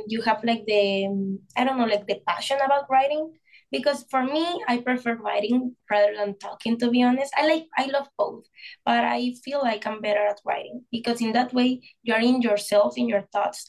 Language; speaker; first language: English; non-native, fluent; Spanish